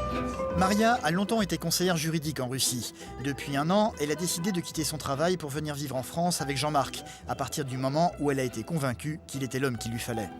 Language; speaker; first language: French; native; French